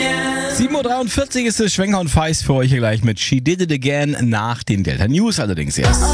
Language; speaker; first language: German; native; German